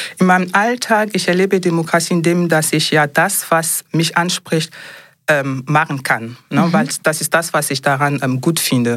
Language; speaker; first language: German; non-native, fluent; French